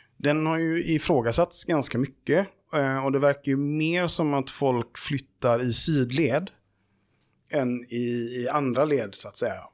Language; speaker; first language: Swedish; native; Swedish